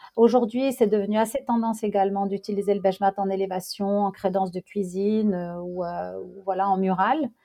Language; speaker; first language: French; non-native, local second language; Arabic